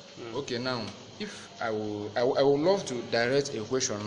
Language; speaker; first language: English; non-native, local second language; Igbo